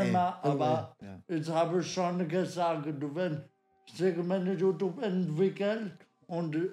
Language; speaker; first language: German; non-native, learner; Polish